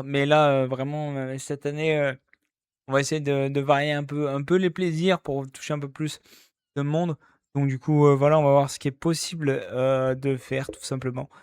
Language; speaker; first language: French; native; French